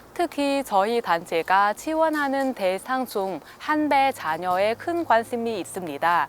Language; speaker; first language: Korean; non-native, fluent; Vietnamese